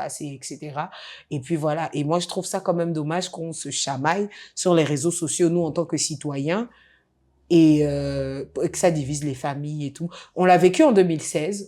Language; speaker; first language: French; native; French